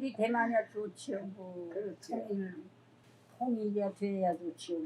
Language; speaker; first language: Korean; native; Korean